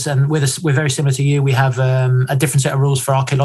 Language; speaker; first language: English; native; English